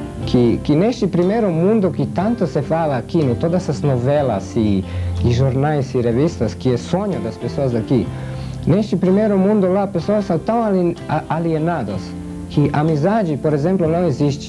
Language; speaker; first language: Portuguese; non-native, fluent; Serbian